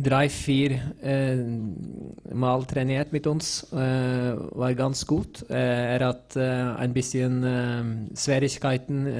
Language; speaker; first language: German; non-native, learner; Norwegian